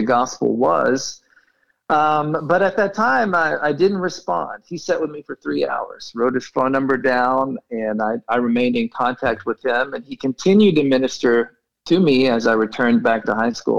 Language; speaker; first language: English; native; English